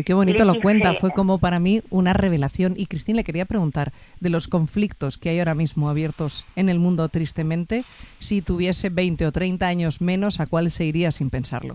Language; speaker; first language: Spanish; native; Spanish